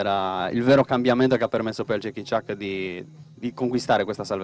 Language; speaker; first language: Italian; native; Italian